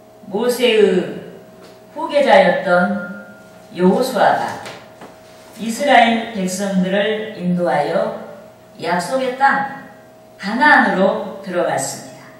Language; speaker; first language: Korean; native; Korean